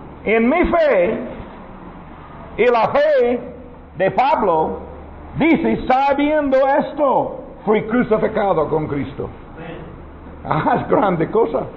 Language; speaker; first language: Spanish; non-native, learner; English